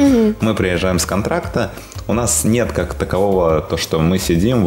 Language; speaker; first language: Russian; native; Russian